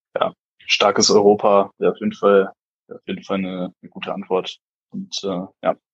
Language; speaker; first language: German; native; German